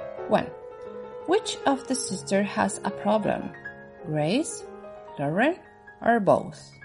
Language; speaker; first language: English; non-native, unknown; Spanish